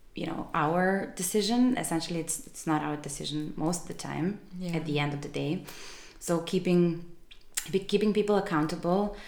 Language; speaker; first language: English; non-native, fluent; Serbian